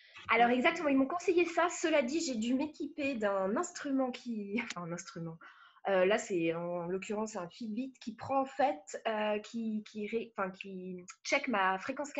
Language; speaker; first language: French; native; French